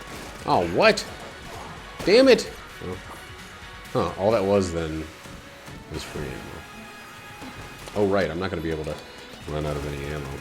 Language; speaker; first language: English; native; English